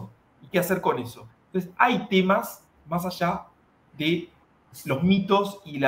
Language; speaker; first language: Spanish; native; Spanish